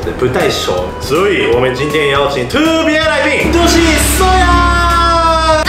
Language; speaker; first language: Chinese; non-native, fluent; Japanese